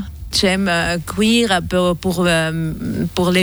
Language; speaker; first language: French; non-native, fluent; German